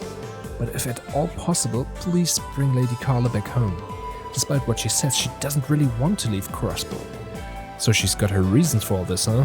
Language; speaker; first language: English; non-native, fluent; German